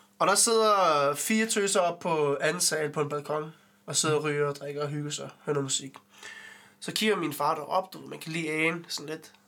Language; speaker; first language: Danish; early bilingual, other home language; Arabic